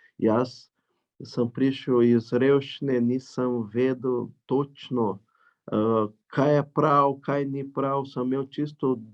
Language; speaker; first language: Slovenian; non-native, learner; Portuguese